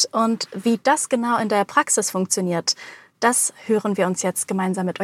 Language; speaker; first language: German; native; German